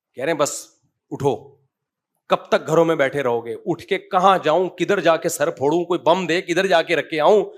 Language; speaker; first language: Urdu; native; Urdu